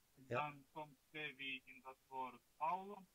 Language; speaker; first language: German; non-native, learner; Russian